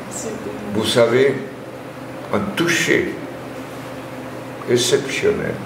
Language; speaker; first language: French; non-native, fluent; Spanish